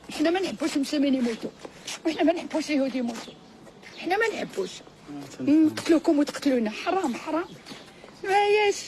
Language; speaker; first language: Arabic; native; Arabic